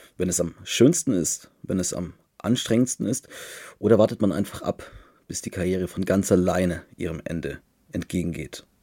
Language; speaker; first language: German; native; German